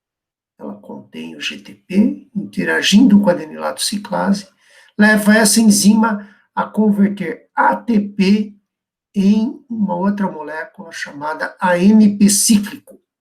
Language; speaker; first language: Portuguese; native; Portuguese